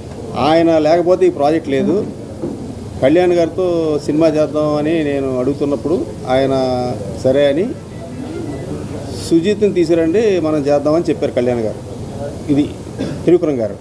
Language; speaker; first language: Telugu; native; Telugu